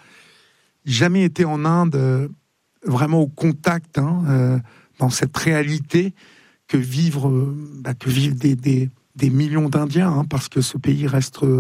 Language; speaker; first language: French; native; French